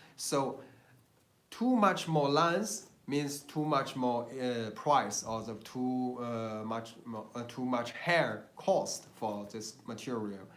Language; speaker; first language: English; non-native, learner; Chinese